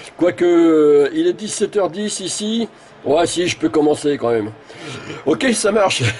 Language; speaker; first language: French; native; French